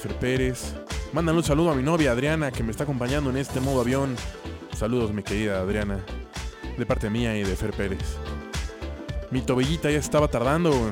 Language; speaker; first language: Spanish; native; Spanish